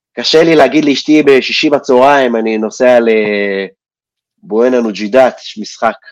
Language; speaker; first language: Hebrew; early bilingual, other home language; Russian